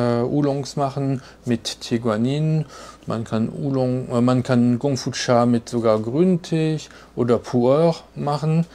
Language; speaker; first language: German; non-native, fluent; French